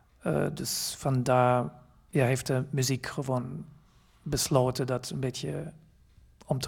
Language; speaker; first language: Dutch; non-native, fluent; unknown